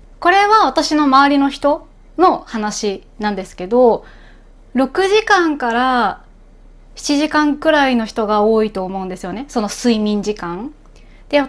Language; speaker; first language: Japanese; native; Japanese